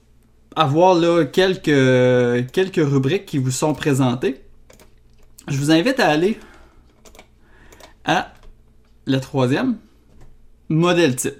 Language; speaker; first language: French; native; French